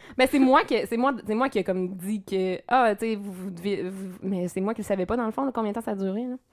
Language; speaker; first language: French; native; French